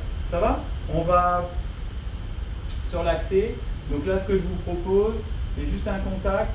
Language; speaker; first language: French; native; French